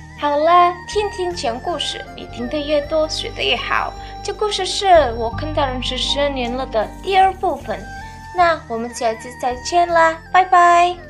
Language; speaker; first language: Chinese; non-native, fluent; Indonesian